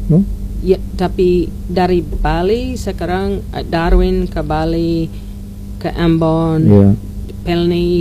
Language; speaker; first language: Indonesian; non-native, learner; English